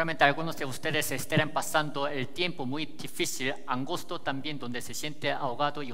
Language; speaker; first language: Spanish; native; Spanish